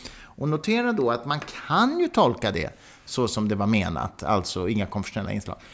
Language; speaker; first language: Swedish; native; Swedish